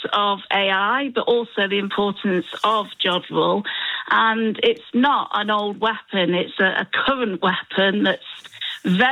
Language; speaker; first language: English; native; English